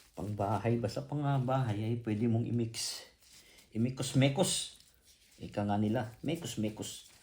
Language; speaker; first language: Filipino; native; Filipino